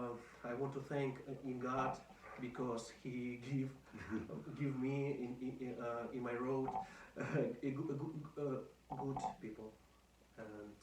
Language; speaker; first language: English; non-native, learner; Russian